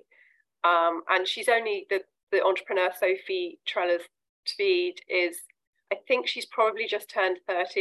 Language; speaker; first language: English; native; English